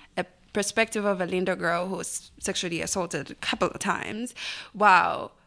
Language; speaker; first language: English; non-native, local second language; Bemba